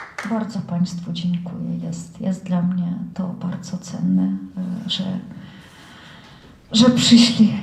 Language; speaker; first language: Polish; non-native, fluent; Russian